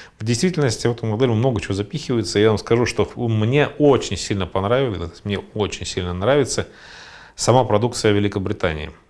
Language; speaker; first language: Russian; native; Russian